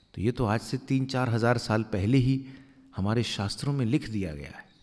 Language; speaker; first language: Hindi; native; Hindi